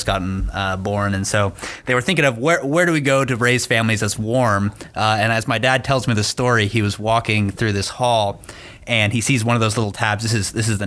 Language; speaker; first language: English; native; English